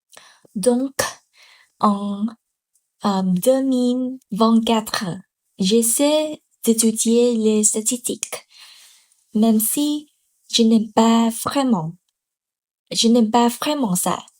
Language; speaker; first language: French; non-native, learner; Vietnamese